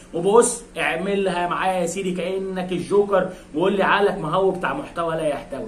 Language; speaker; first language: Arabic; native; Arabic